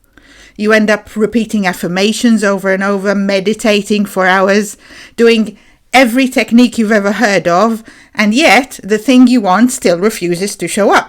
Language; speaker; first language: English; native; English